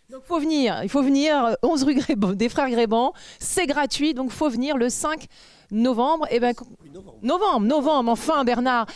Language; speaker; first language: French; native; French